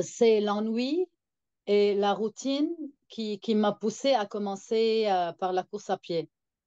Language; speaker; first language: French; non-native, local second language; Arabic